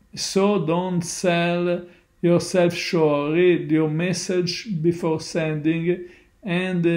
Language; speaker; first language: English; non-native, learner; Italian